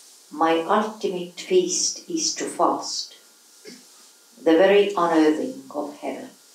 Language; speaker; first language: English; non-native, fluent; Estonian